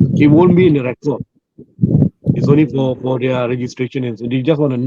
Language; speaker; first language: English; non-native, local second language; Malay